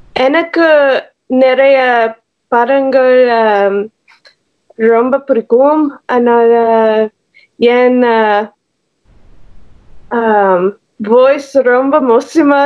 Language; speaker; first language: Tamil; non-native, learner; English